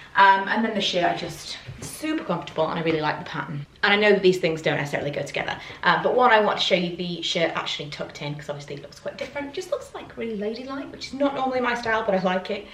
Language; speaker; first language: English; native; English